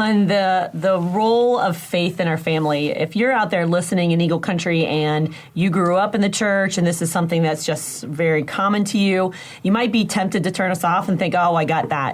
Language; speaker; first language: English; native; English